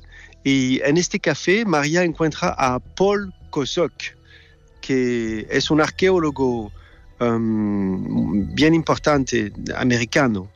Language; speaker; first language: Spanish; non-native, fluent; French